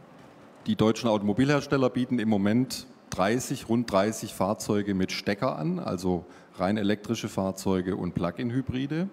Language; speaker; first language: German; native; German